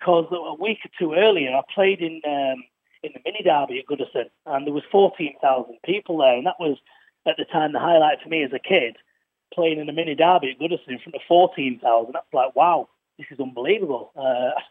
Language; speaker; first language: English; native; English